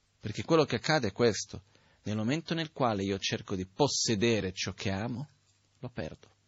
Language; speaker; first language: Italian; non-native, fluent; Portuguese